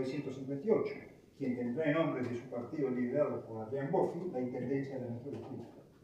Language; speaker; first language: Spanish; native; Spanish